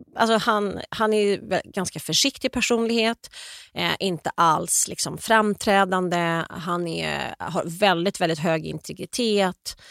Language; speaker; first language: Swedish; native; Swedish